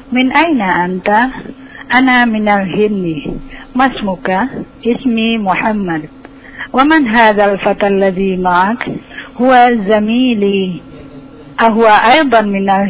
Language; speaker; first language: Arabic; non-native, learner; Indonesian